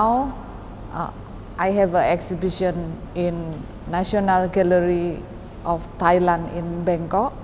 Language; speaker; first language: English; non-native, learner; Indonesian